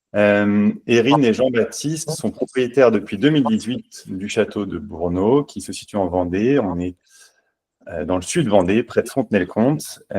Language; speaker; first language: French; native; French